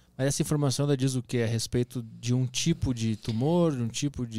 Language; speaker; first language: Portuguese; native; Portuguese